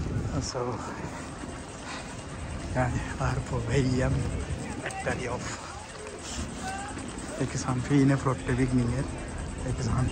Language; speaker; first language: Norwegian; non-native, fluent; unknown